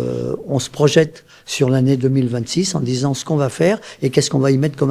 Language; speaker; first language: French; native; French